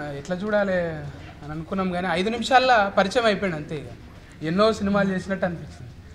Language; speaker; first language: Telugu; native; Telugu